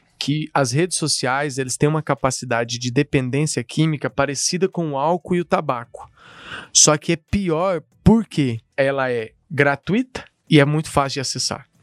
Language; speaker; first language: Portuguese; native; Portuguese